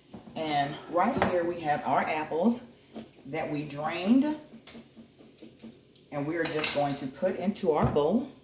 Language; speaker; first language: English; native; English